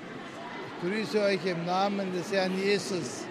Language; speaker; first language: German; early bilingual, heritage; German